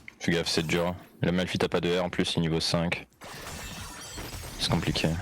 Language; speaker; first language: French; native; French